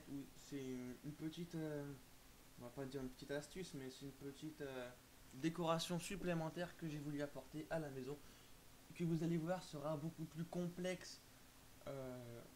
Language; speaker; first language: French; native; French